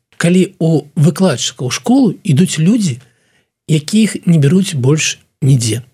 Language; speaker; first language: Belarusian; non-native, local second language; Russian